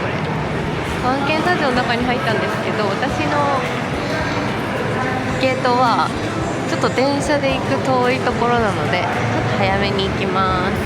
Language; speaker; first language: Japanese; native; Japanese